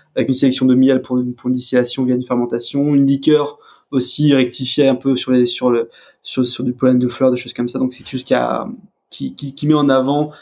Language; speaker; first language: French; native; French